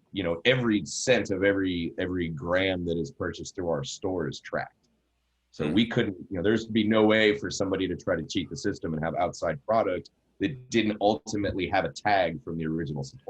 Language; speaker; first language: English; native; English